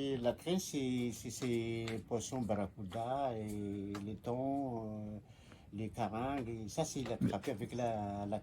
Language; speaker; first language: French; non-native, local second language; Malagasy